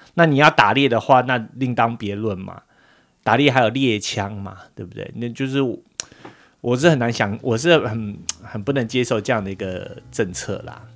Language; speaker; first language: Chinese; native; Chinese